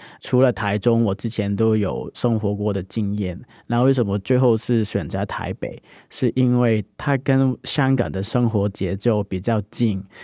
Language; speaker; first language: Chinese; non-native, local second language; Cantonese